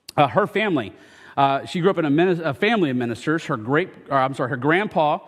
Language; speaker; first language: English; native; English